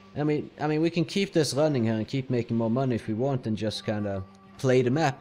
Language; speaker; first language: English; non-native, fluent; Norwegian